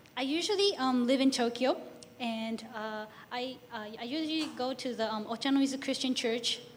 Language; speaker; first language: English; non-native, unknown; Japanese